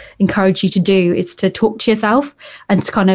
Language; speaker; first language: English; native; English